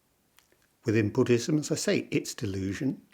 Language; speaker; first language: English; native; English